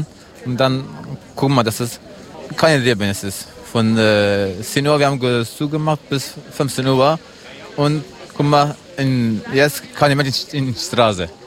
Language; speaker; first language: German; non-native, learner; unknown